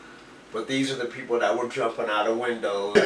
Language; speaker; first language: English; native; English